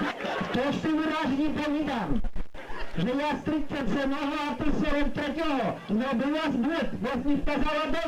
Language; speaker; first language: Polish; non-native, local second language; Rusyn